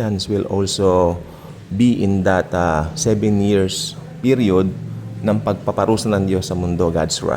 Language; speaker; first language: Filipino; native; Filipino